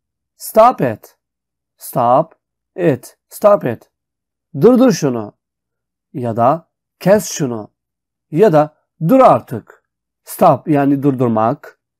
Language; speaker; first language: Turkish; non-native, fluent; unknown